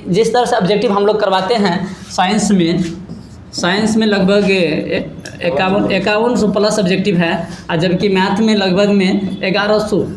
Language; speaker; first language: Hindi; native; Hindi